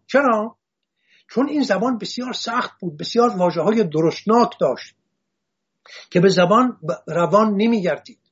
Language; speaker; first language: Persian; non-native, local second language; Assyrian Neo-Aramaic